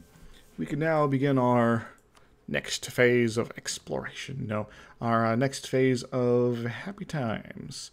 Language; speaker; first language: English; native; English